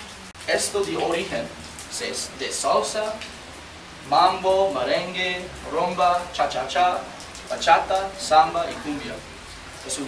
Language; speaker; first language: Spanish; non-native, learner; English